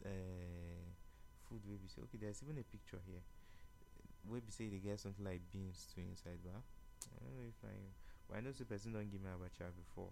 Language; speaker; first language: English; non-native, local second language; Igbo